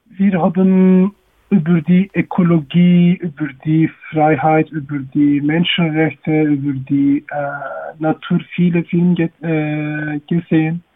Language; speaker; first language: German; non-native, learner; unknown